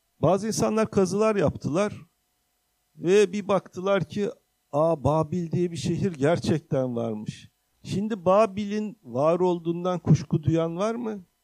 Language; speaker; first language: Turkish; native; Turkish